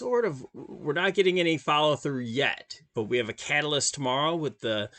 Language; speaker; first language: English; native; English